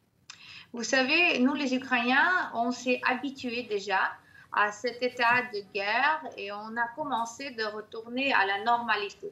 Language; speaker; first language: French; non-native, fluent; Ukrainian